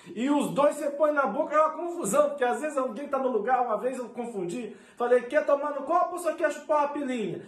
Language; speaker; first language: Portuguese; native; Portuguese